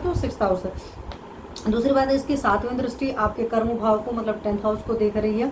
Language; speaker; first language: Hindi; native; Hindi